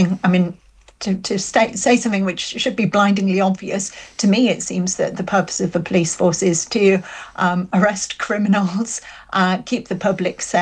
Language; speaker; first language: English; native; English